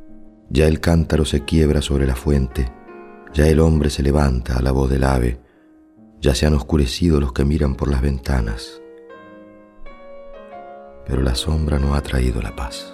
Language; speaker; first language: Spanish; native; Spanish